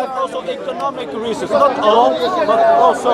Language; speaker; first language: English; non-native, fluent; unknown